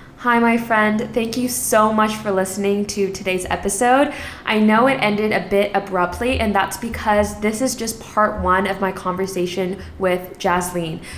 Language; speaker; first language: English; early bilingual, other home language; Korean